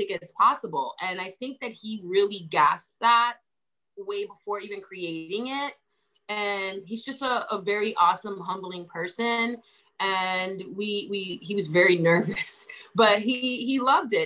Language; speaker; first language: English; native; English